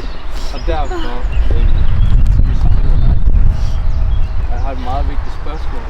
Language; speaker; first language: Danish; early bilingual, other home language; Tamil